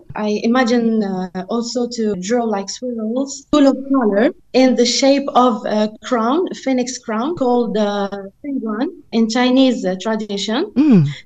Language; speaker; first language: English; non-native, fluent; Arabic